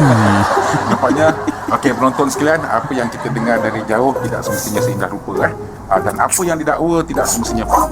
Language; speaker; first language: Malay; native; Malay